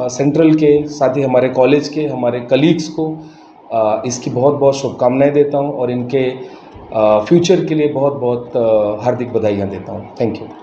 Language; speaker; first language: Hindi; non-native, local second language; Gujarati